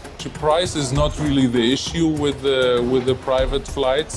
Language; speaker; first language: English; non-native, fluent; German